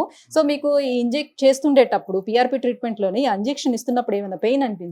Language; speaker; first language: Telugu; native; Telugu